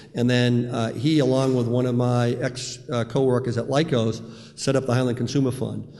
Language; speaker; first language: English; native; English